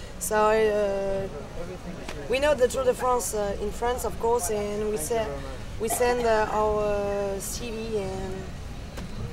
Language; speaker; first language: English; non-native, learner; French